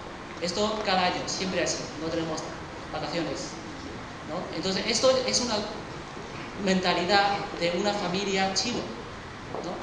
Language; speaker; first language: Spanish; early bilingual, other home language; Chinese